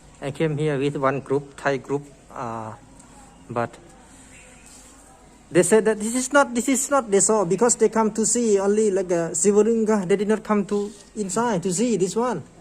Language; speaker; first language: English; non-native, learner; Thai